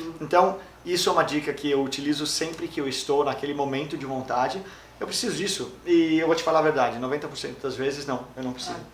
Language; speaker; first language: Portuguese; non-native, fluent; Danish